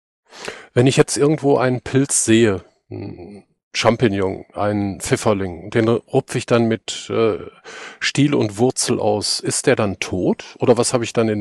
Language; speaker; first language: German; native; German